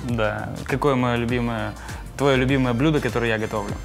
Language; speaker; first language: Russian; native; Russian